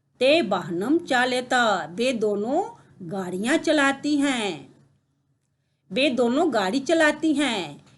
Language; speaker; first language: Hindi; native; Hindi